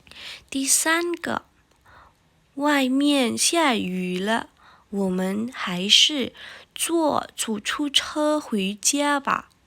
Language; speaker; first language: Chinese; non-native, fluent; Indonesian